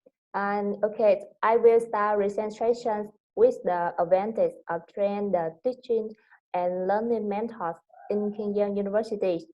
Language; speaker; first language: English; non-native, learner; Vietnamese